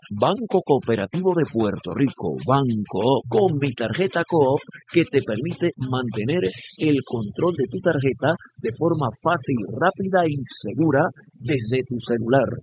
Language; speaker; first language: Spanish; native; Spanish